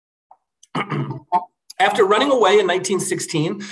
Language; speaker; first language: English; native; English